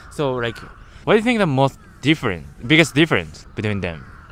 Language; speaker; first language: English; non-native, fluent; Japanese